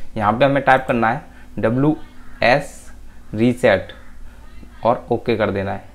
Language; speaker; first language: Hindi; native; Hindi